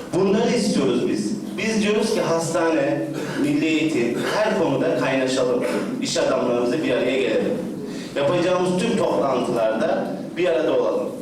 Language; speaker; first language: Turkish; native; Turkish